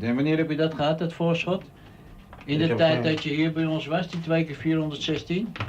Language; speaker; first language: Dutch; native; Dutch